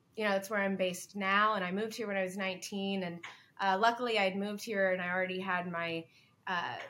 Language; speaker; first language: English; native; English